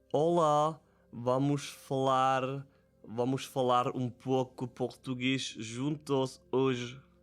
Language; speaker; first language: Portuguese; non-native, learner; German